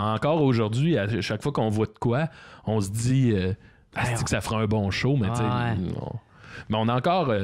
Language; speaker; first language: French; native; French